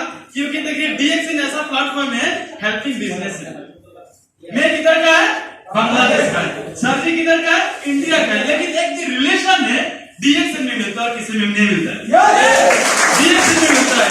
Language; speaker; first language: Hindi; non-native, fluent; Bangla